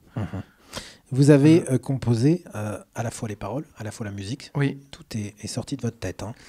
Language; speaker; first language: French; native; French